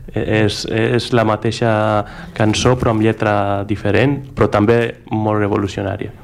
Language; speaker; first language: Catalan; non-native, fluent; Greek